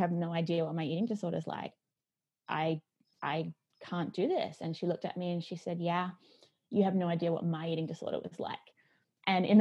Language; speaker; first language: English; native; English